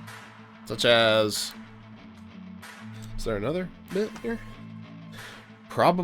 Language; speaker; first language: English; native; English